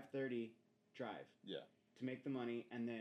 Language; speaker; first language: English; native; English